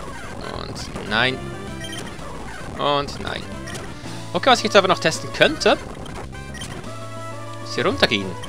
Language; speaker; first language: German; native; German